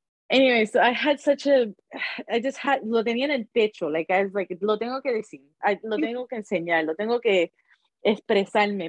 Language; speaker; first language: Spanish; early bilingual, heritage; Spanish